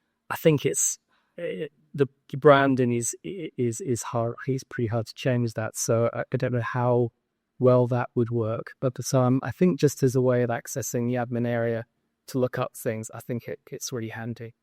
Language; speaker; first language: English; native; English